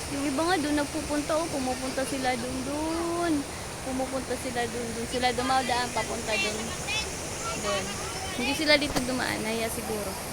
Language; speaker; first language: Filipino; non-native, local second language; Waray